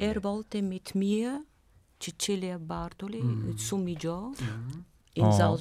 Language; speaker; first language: German; non-native, learner; Bulgarian